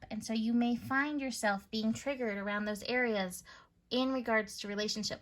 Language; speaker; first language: English; native; English